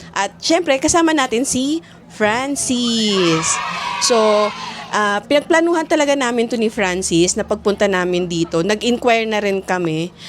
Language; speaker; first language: Filipino; native; Filipino